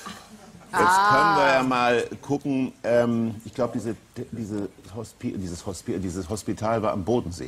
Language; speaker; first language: German; native; German